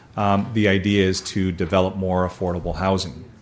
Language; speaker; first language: English; early bilingual, other home language; Spanish